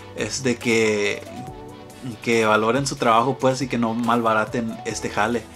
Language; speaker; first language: Spanish; early bilingual, heritage; Spanish